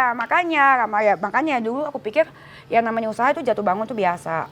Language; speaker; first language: Indonesian; native; Indonesian